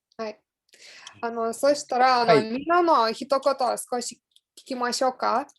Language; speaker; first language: Japanese; non-native, fluent; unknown